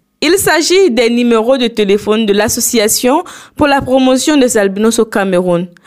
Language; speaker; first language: French; non-native, local second language; Fula